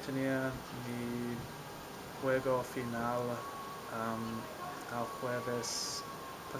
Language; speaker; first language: Spanish; non-native, learner; English